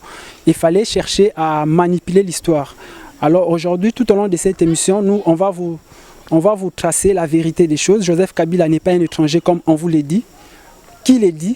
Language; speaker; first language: French; non-native, local second language; Lingala